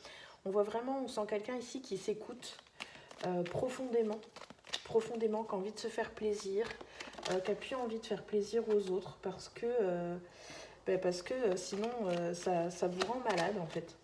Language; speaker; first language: French; native; French